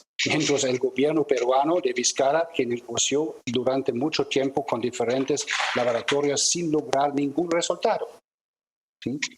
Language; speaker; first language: Spanish; non-native, fluent; German